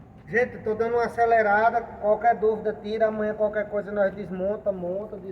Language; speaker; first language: Portuguese; native; Portuguese